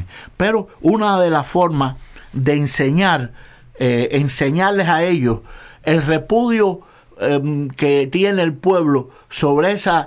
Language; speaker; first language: Spanish; native; Spanish